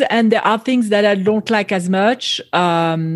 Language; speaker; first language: English; non-native, fluent; French